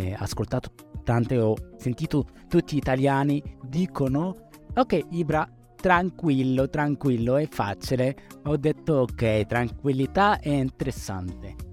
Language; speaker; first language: Italian; non-native, learner; Arabic